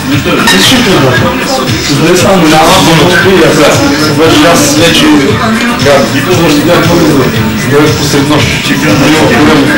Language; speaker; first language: Bulgarian; native; Bulgarian